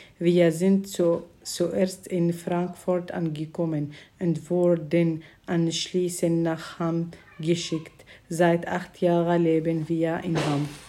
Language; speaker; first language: German; non-native, learner; Arabic